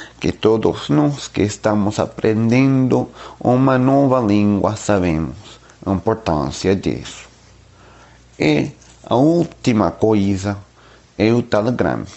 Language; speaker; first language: Portuguese; non-native, learner; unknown